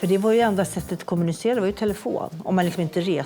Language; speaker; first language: Swedish; native; Swedish